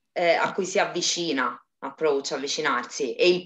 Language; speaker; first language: Italian; native; Italian